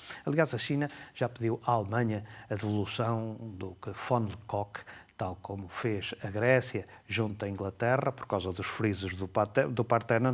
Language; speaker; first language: Portuguese; native; Portuguese